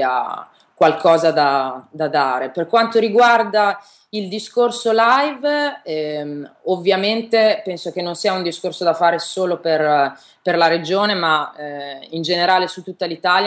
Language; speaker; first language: Italian; native; Italian